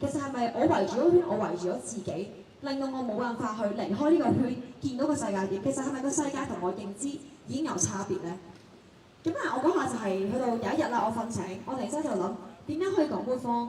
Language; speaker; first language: Cantonese; native; Cantonese